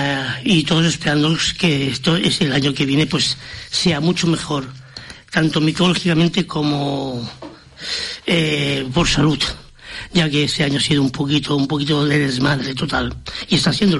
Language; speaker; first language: Spanish; native; Spanish